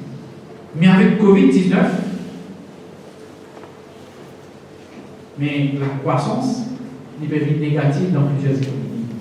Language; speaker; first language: French; non-native, local second language; Morisyen